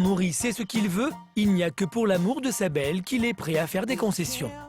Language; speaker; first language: French; native; French